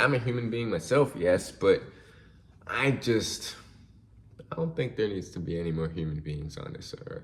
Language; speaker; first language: English; native; English